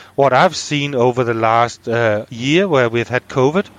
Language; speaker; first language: English; non-native, fluent; Danish